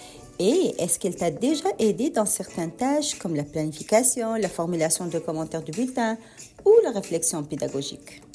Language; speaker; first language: French; native; French